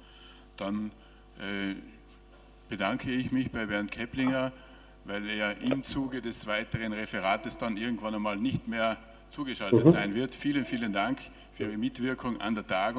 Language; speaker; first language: German; native; German